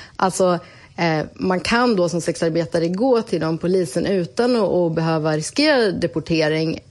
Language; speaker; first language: Swedish; native; Swedish